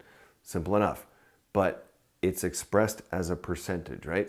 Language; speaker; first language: English; native; English